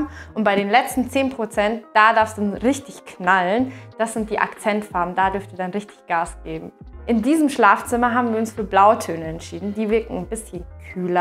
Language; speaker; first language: German; native; German